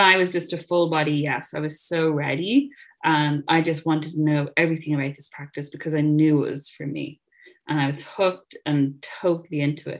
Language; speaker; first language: English; native; English